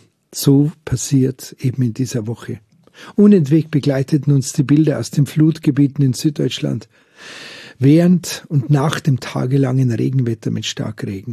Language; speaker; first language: German; native; German